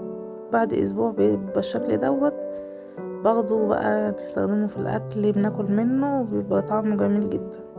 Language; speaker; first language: Arabic; native; Arabic